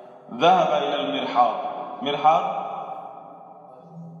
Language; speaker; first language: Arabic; non-native, fluent; Urdu